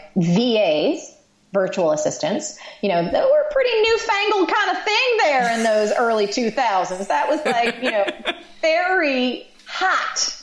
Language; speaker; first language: English; native; English